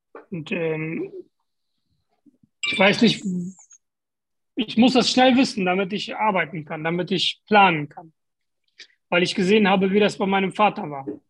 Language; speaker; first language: German; native; German